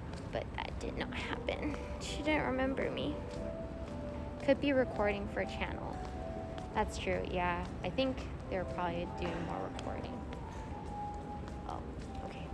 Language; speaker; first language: English; early bilingual, other home language; Korean